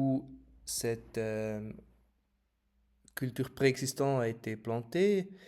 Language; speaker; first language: French; non-native, fluent; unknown